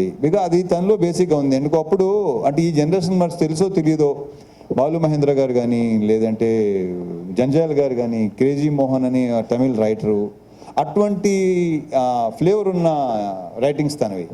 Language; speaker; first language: Telugu; native; Telugu